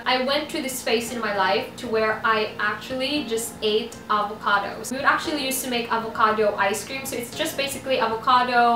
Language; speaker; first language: English; non-native, local second language; Filipino